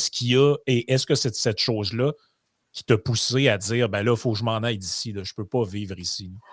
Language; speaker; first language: French; native; French